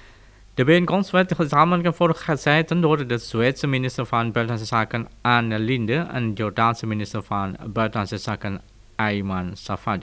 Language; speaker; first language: Dutch; non-native, fluent; Indonesian